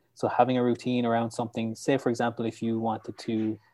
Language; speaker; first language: English; native; English